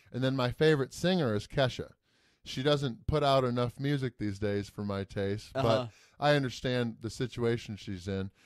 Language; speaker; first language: English; native; English